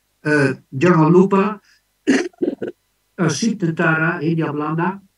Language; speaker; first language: Indonesian; non-native, fluent; Dutch